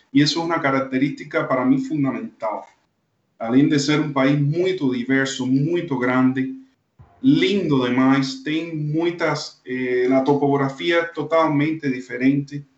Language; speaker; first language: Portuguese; non-native, fluent; Spanish